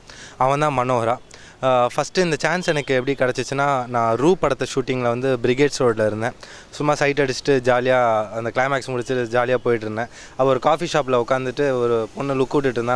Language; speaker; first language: Tamil; native; Tamil